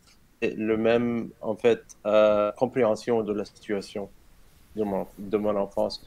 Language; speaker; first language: French; non-native, learner; Arabic